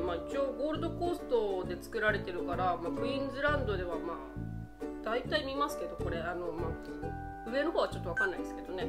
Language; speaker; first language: Japanese; native; Japanese